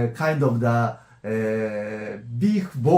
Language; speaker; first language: English; non-native, learner; Japanese